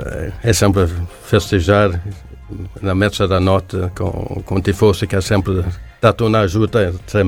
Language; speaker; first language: Italian; non-native, learner; Swedish